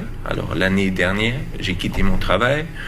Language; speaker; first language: French; non-native, learner; German